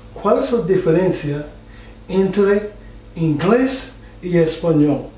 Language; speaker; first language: Spanish; non-native, learner; English